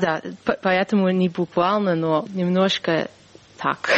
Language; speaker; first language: Russian; non-native, fluent; English